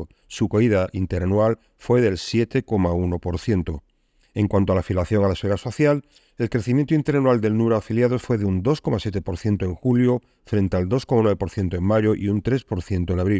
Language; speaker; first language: Spanish; native; Spanish